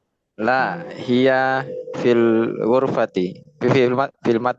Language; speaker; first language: Arabic; non-native, learner; Indonesian